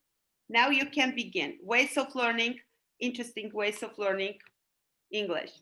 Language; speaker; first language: English; non-native, fluent; Azerbaijani